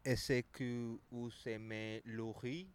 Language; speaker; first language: French; non-native, learner; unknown